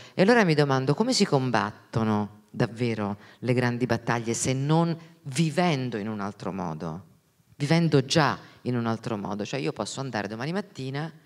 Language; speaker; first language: Italian; native; Italian